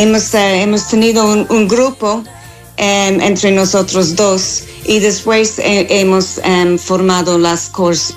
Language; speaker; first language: Spanish; non-native, fluent; English